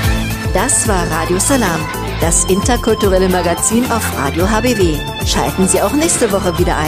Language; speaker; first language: German; native; German